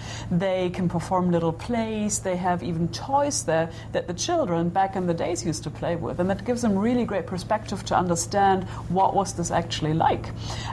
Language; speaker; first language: English; non-native, fluent; German